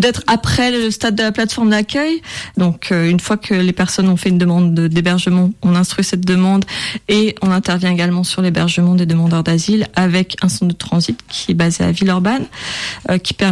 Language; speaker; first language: French; native; French